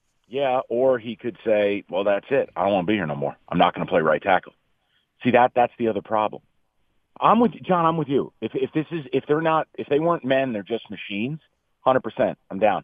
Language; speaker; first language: English; native; English